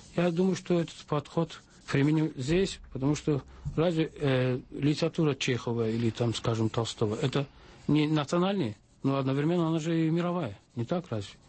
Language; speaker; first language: Russian; non-native, local second language; Azerbaijani